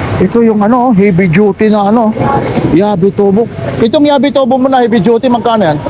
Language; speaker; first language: Filipino; non-native, local second language; Cebuano